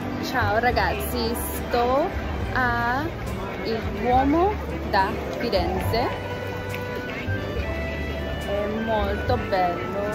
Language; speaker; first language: Italian; non-native, learner; English